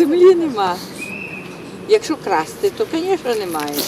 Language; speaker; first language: Ukrainian; native; Ukrainian